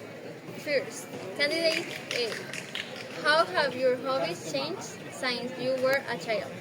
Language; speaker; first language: English; non-native, learner; Spanish